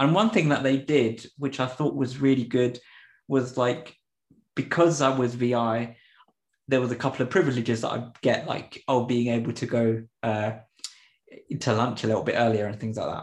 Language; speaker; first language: English; early bilingual, other home language; Spanish